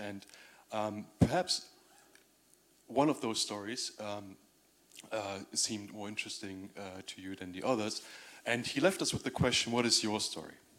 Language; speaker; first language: English; non-native, fluent; German